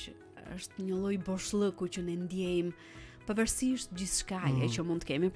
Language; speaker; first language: Albanian; native; Albanian